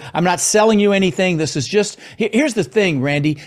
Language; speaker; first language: English; early bilingual, other home language; Dutch